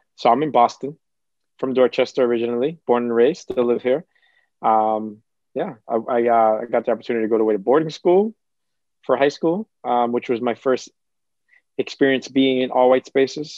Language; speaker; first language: English; early bilingual, other home language; Kabuverdianu